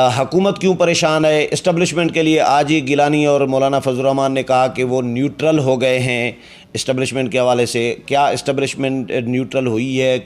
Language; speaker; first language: Urdu; non-native, local second language; Sindhi